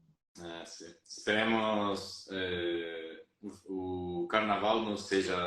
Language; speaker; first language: Portuguese; non-native, fluent; Spanish